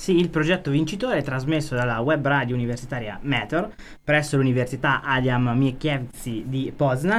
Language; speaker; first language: Italian; native; Italian